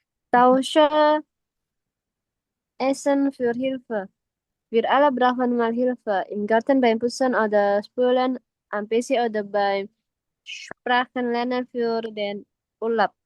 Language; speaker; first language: German; non-native, learner; Indonesian